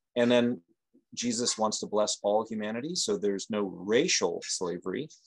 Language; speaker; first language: English; native; English